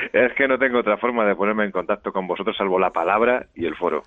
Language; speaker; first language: Spanish; native; Spanish